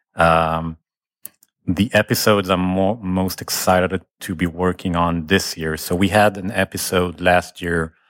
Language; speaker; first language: English; non-native, fluent; Hebrew